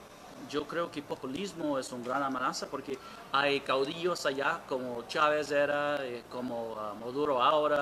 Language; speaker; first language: Spanish; non-native, learner; English